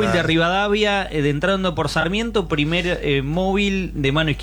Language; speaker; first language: Spanish; native; Spanish